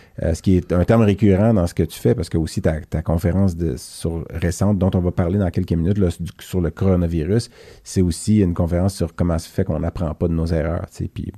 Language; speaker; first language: French; native; French